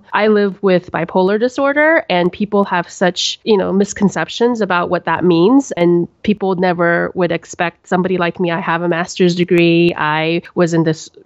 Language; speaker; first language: English; native; English